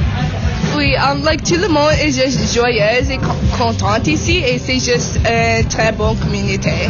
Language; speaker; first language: French; non-native, local second language; English